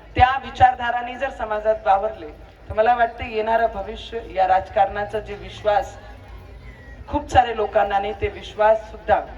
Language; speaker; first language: Marathi; non-native, local second language; Punjabi